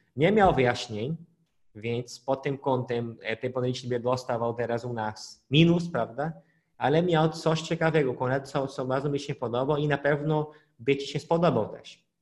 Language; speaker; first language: Polish; non-native, fluent; Portuguese